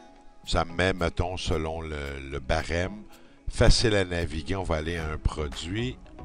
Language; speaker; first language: French; native; French